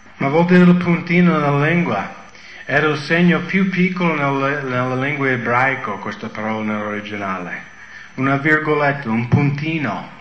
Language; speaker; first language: Italian; non-native, fluent; English